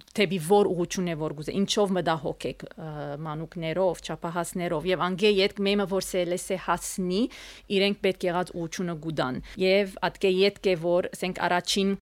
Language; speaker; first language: Armenian; early bilingual, heritage; Armenian